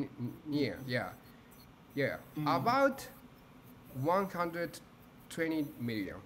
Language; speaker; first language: English; non-native, learner; Japanese